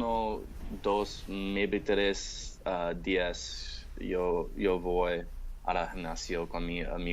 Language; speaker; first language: Spanish; non-native, learner; English